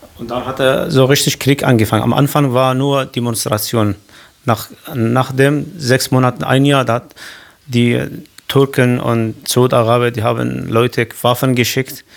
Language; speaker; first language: German; non-native, learner; Kurdish